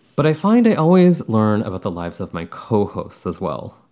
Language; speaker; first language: English; early bilingual, other home language; Bangla